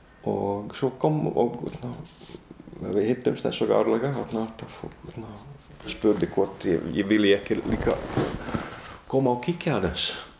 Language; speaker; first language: Icelandic; non-native, fluent; Hungarian